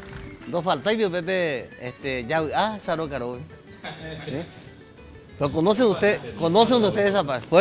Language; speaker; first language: Spanish; native; Spanish